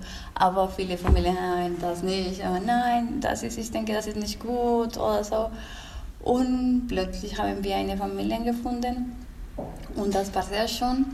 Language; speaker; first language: German; non-native, learner; Spanish